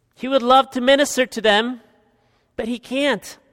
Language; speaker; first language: English; early bilingual, other home language; Spanish